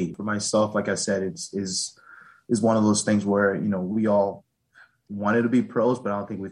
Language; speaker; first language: English; native; English